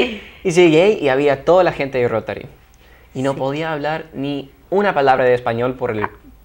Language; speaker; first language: Spanish; non-native, fluent; English